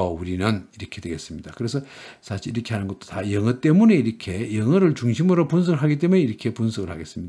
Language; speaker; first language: Korean; native; Korean